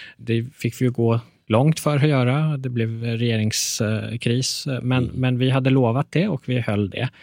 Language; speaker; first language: Swedish; early bilingual, other home language; Persian